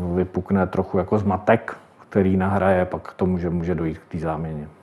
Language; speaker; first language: Czech; native; Czech